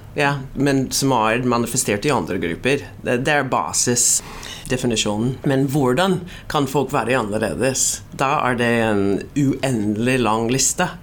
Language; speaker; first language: Norwegian; non-native, fluent; English